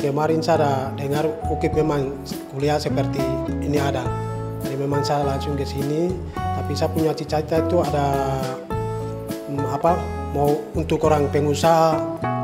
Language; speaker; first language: Indonesian; non-native, local second language; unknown